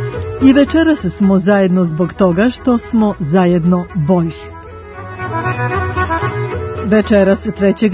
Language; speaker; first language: Serbian; native; Serbian